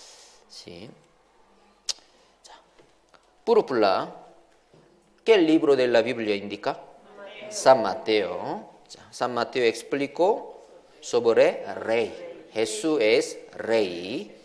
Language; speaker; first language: Spanish; non-native, learner; Korean